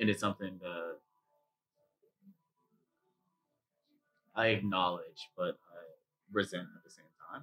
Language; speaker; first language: English; native; English